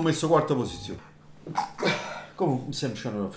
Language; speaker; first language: Italian; native; Italian